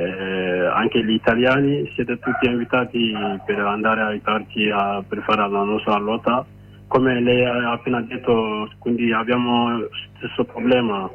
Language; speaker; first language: Italian; non-native, learner; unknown